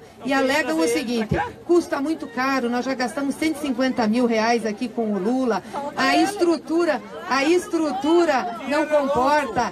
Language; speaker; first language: Portuguese; native; Portuguese